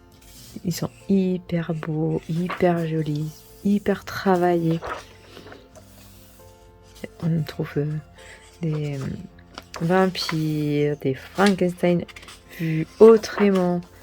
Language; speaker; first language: French; non-native, learner; Spanish